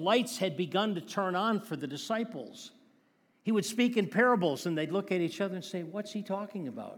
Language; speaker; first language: English; native; English